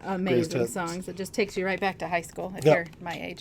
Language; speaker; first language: English; native; English